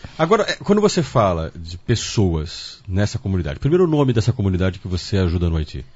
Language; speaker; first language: Portuguese; native; Portuguese